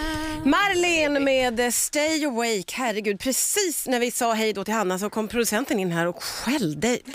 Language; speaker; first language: Swedish; native; Swedish